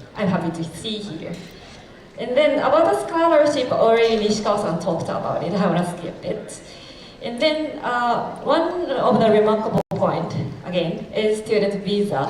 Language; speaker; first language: English; non-native, fluent; Japanese